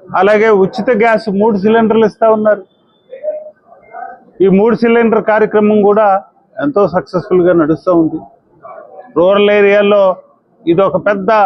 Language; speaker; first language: Telugu; native; Telugu